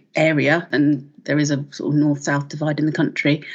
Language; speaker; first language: English; native; English